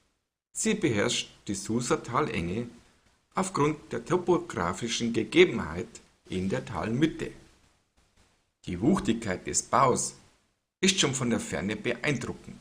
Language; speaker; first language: German; native; German